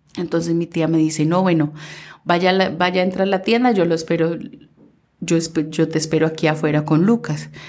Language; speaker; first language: Spanish; early bilingual, heritage; Spanish